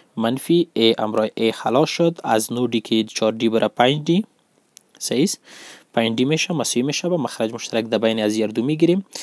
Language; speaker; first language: Persian; non-native, local second language; Pashto